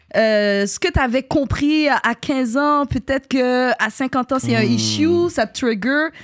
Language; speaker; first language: French; native; French